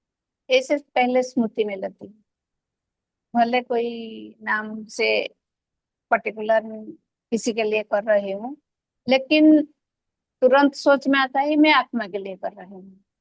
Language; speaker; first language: Hindi; non-native, local second language; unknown